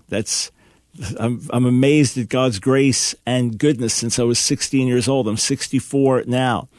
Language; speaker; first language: English; native; English